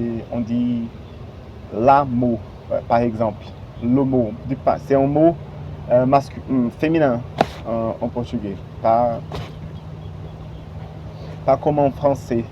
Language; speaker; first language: French; non-native, fluent; Portuguese